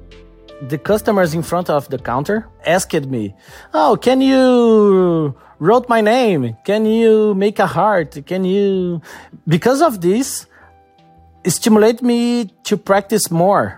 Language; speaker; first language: English; non-native, learner; Portuguese